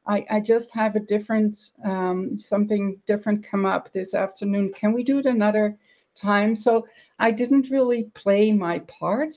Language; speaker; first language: English; non-native, fluent; Dutch